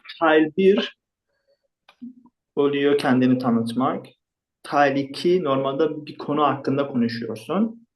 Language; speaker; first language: Turkish; non-native, fluent; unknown